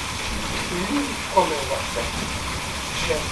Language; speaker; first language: French; non-native, local second language; Arabic